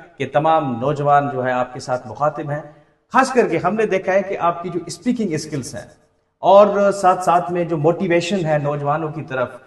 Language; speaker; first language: Urdu; non-native, local second language; Sindhi